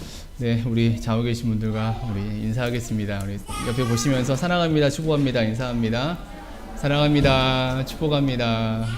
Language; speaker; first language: Korean; native; Korean